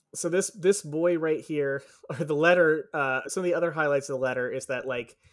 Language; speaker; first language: English; native; English